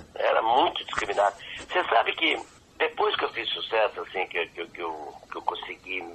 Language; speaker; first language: Portuguese; native; Portuguese